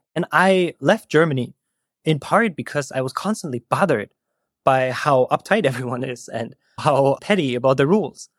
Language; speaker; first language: English; non-native, fluent; German